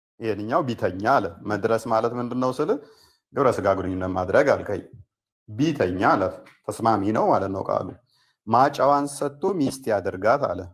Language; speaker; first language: Amharic; native; Amharic